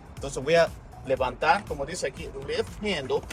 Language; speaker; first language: Spanish; native; Spanish